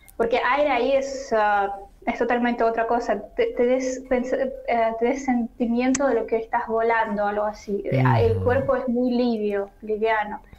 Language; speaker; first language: Spanish; non-native, learner; Russian